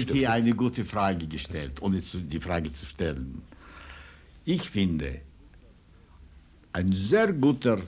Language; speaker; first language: German; non-native, fluent; Russian